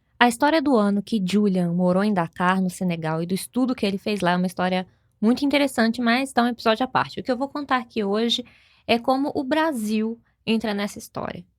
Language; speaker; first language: Portuguese; native; Portuguese